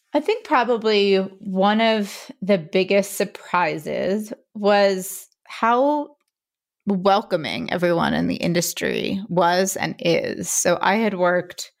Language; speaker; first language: English; native; English